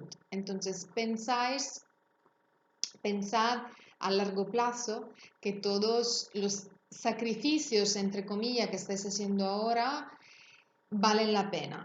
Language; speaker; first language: Spanish; non-native, fluent; Italian